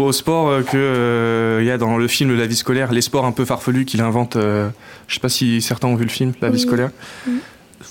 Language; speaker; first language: French; native; French